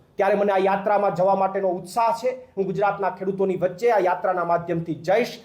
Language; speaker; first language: Gujarati; native; Gujarati